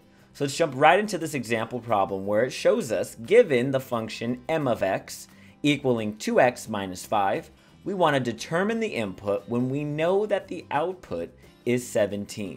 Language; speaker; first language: English; native; English